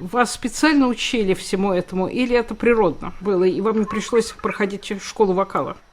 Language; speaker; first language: Russian; native; Russian